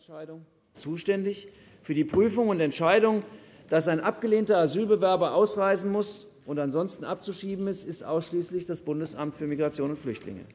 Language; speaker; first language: German; native; German